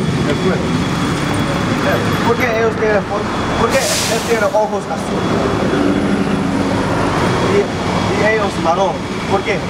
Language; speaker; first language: Spanish; non-native, fluent; English